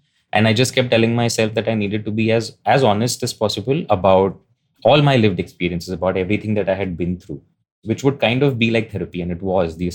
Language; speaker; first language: English; non-native, local second language; Hindi